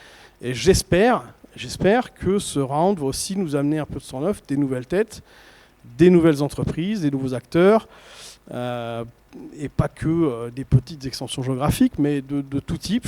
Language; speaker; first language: French; native; French